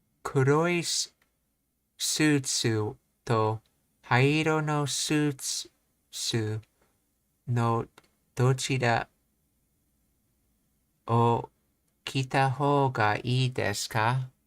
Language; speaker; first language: Japanese; non-native, learner; English